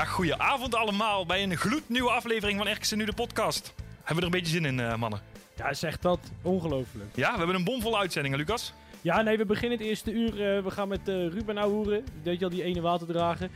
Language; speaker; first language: Dutch; native; Dutch